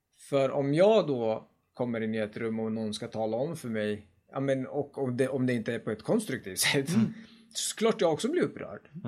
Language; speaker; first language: Swedish; early bilingual, other home language; Kurdish